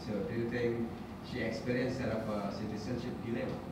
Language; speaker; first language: English; non-native, fluent; Indonesian